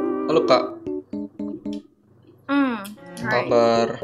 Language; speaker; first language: Indonesian; native; Indonesian